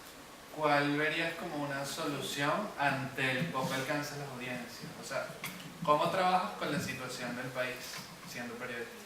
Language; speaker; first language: Spanish; native; Spanish